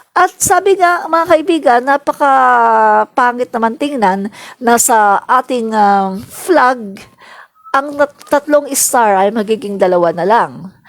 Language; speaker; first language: Filipino; non-native, local second language; Cebuano